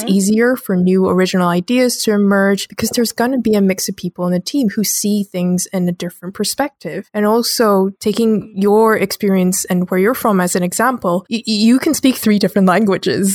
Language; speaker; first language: English; native; English